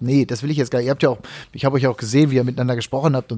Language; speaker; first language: German; native; German